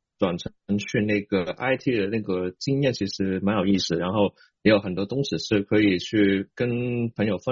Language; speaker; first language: Chinese; non-native, local second language; Cantonese